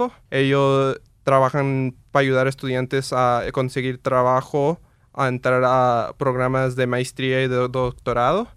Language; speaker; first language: Spanish; early bilingual, heritage; Spanish